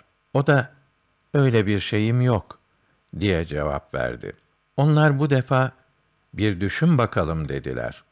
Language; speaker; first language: Turkish; native; Turkish